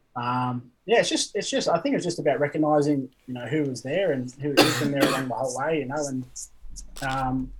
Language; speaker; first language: English; native; English